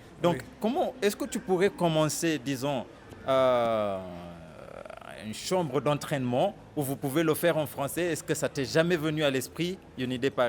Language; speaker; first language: French; non-native, fluent; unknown